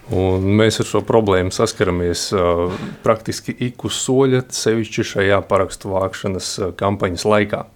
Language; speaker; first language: Latvian; native; Latvian